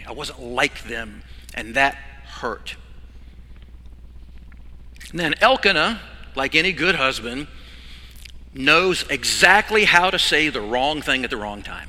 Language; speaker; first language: English; native; English